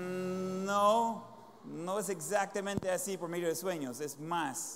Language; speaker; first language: Spanish; non-native, fluent; English